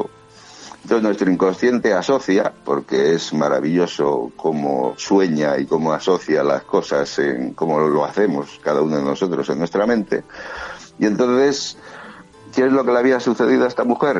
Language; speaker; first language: Spanish; native; Spanish